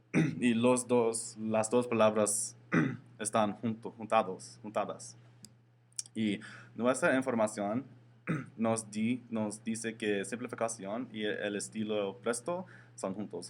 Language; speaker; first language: Spanish; non-native, learner; English